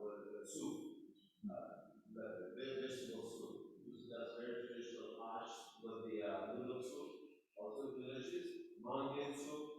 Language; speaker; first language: English; non-native, local second language; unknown